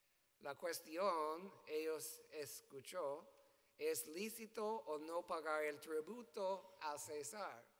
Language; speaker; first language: Spanish; non-native, learner; English